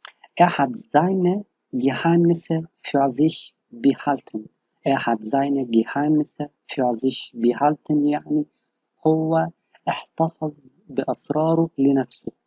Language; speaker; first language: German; non-native, fluent; Arabic